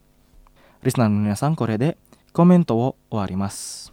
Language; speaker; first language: Japanese; non-native, fluent; Indonesian